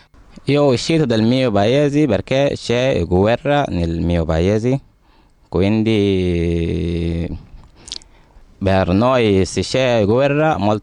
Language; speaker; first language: Italian; non-native, learner; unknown